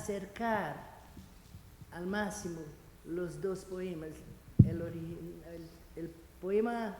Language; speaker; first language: Spanish; non-native, fluent; Portuguese